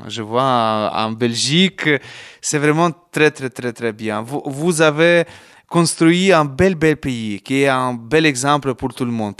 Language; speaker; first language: French; non-native, learner; Ukrainian